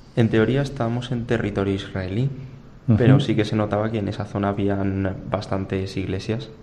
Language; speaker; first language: Spanish; native; Spanish